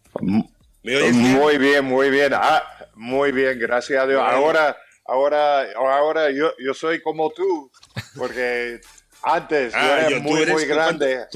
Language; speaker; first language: Spanish; early bilingual, heritage; English